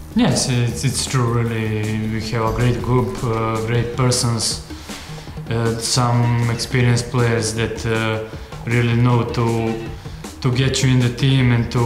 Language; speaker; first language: English; non-native, fluent; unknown